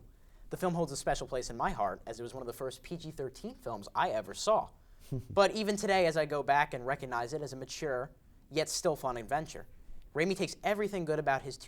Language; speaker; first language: English; native; English